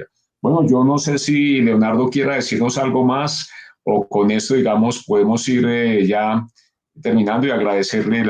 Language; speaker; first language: Spanish; native; Spanish